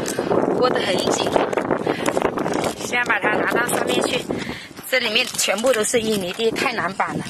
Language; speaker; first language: Chinese; native; Chinese